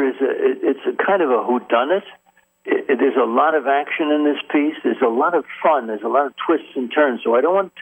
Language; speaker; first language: English; native; English